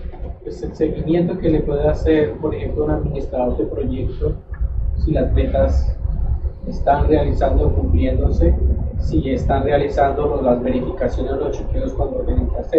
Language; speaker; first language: Spanish; native; Spanish